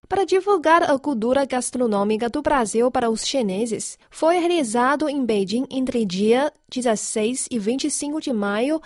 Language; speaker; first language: Portuguese; non-native, fluent; Chinese